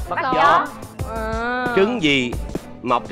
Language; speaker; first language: Vietnamese; native; Vietnamese